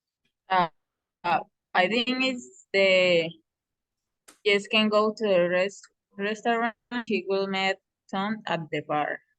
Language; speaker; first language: English; non-native, learner; Spanish